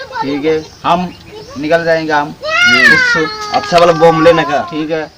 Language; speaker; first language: Hindi; non-native, local second language; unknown